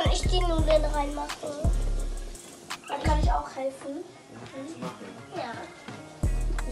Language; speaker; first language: German; early bilingual, other home language; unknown